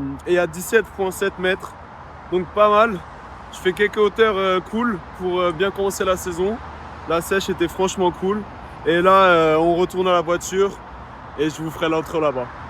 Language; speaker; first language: French; native; French